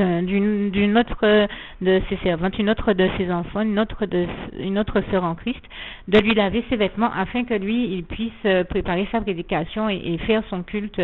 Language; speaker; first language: French; native; French